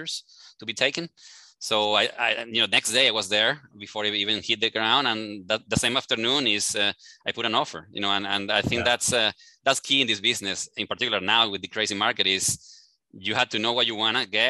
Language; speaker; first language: English; non-native, fluent; Spanish